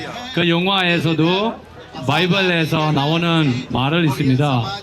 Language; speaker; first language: Korean; non-native, fluent; Sinhala